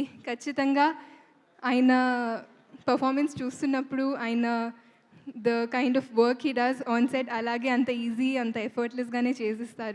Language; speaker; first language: Telugu; non-native, fluent; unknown